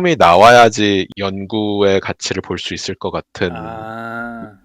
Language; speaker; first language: Korean; native; Korean